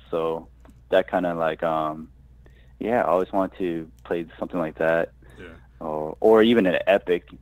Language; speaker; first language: English; native; English